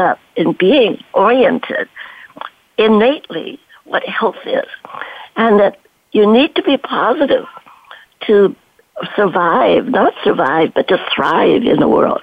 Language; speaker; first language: English; native; English